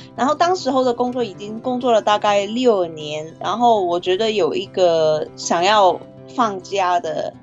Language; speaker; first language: Chinese; non-native, fluent; Cantonese